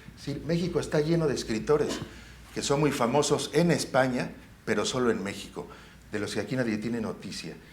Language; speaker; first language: Spanish; native; Spanish